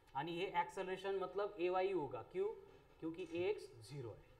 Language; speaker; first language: Hindi; non-native, local second language; Marathi